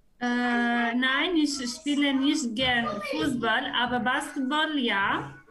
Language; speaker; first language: German; non-native, learner; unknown